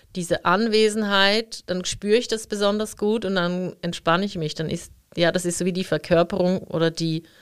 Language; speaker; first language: German; native; German